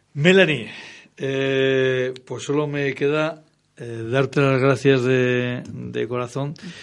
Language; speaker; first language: Spanish; native; Spanish